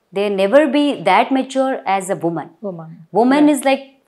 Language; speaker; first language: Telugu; non-native, local second language; Hindi